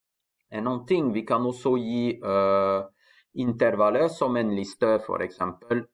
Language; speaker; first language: Norwegian; non-native, fluent; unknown